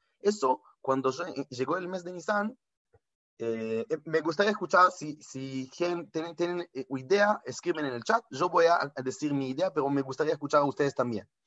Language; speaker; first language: Spanish; non-native, fluent; Hebrew